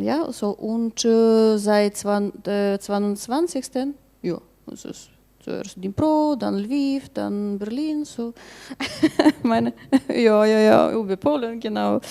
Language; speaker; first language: German; non-native, learner; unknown